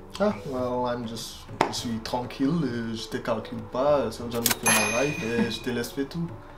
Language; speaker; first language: French; non-native, fluent; English